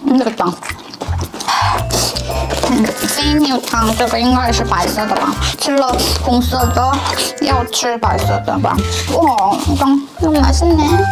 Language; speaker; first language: Chinese; non-native, learner; Korean